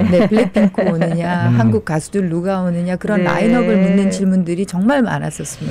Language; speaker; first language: Korean; native; Korean